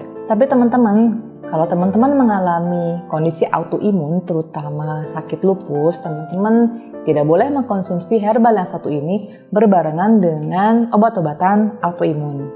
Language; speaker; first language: Indonesian; native; Indonesian